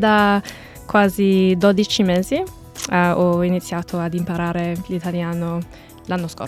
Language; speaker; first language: Italian; non-native, learner; English